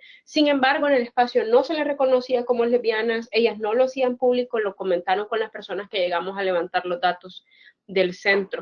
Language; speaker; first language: Spanish; native; Spanish